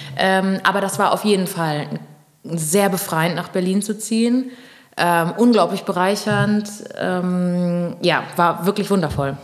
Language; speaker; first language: German; early bilingual, other home language; Portuguese